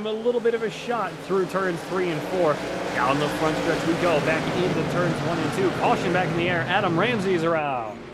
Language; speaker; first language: English; native; English